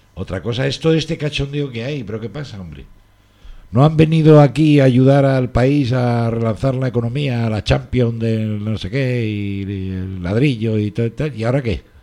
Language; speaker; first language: Spanish; native; Spanish